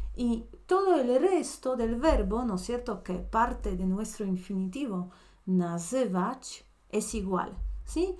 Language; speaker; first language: Spanish; non-native, fluent; Polish